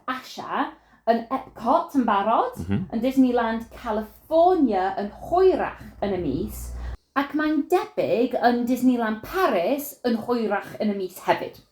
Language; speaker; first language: Welsh; non-native, fluent; English